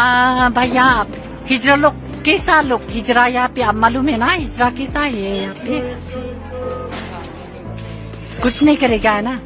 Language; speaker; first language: Hindi; non-native, local second language; Khasi